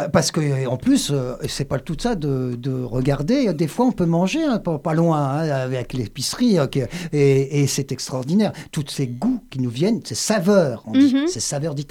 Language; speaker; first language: French; native; French